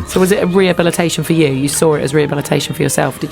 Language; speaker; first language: English; native; English